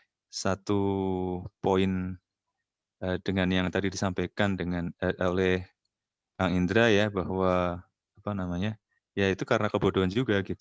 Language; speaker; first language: Indonesian; native; Indonesian